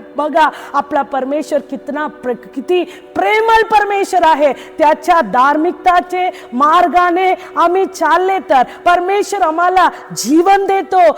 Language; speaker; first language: Marathi; non-native, local second language; Tamil